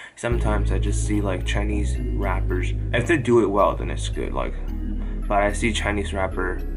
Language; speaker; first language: English; non-native, fluent; Chinese